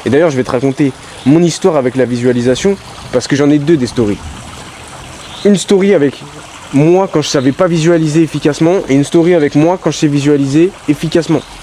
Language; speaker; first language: French; native; French